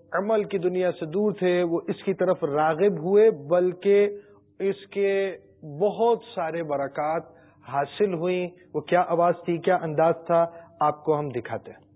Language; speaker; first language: Urdu; native; Urdu